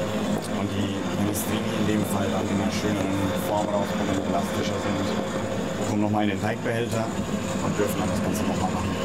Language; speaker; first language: German; native; German